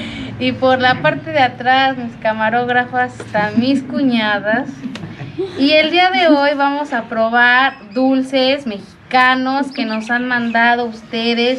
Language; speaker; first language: Spanish; native; Spanish